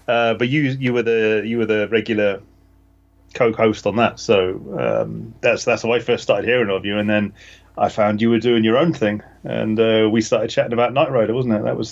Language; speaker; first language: English; native; English